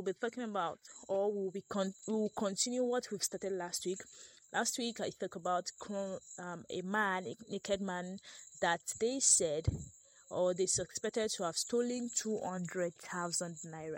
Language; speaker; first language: English; non-native, local second language; Yoruba